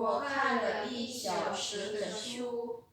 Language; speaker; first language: Chinese; non-native, learner; Lao